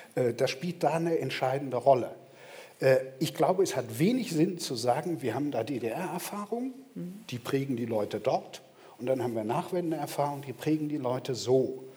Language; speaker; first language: German; native; German